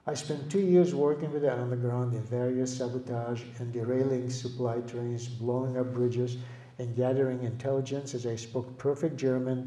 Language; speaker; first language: English; early bilingual, other home language; Lithuanian